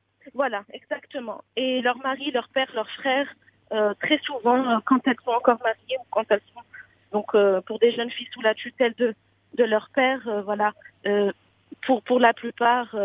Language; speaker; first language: French; non-native, local second language; Arabic